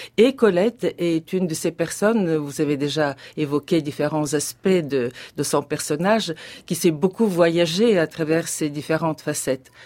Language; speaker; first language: French; non-native, fluent; Bulgarian